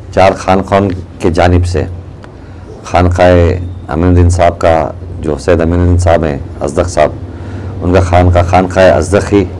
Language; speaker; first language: Urdu; native; Urdu